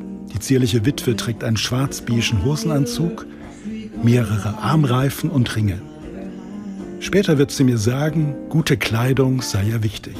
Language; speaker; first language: German; native; German